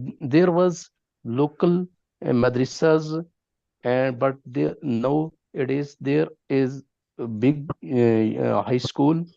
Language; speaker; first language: English; non-native, learner; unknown